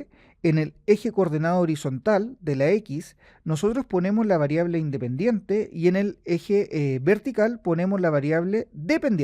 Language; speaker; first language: Spanish; native; Spanish